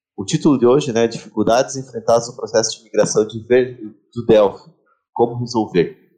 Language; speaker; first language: Portuguese; native; Portuguese